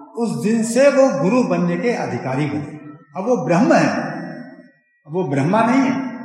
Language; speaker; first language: Hindi; native; Hindi